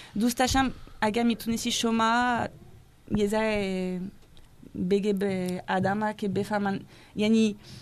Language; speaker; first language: Persian; non-native, learner; French